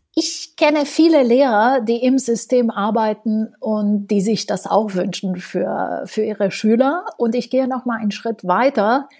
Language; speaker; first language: German; non-native, fluent; Romanian